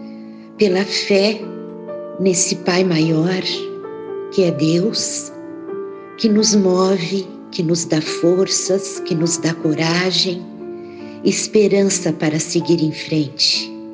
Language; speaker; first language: Portuguese; native; Portuguese